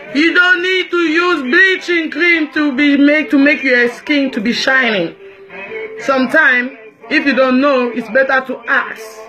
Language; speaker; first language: English; non-native, local second language; French